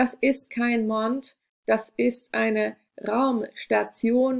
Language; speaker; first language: German; non-native, fluent; English